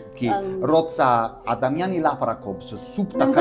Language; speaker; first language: Georgian; non-native, learner; Italian